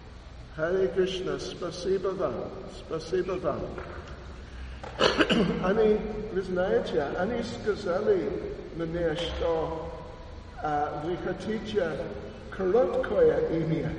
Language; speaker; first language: Russian; non-native, learner; English